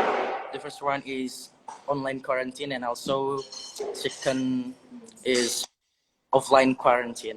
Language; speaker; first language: English; non-native, learner; Indonesian